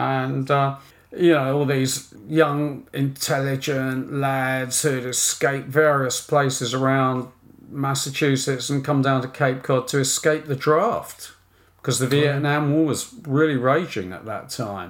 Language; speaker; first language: English; native; English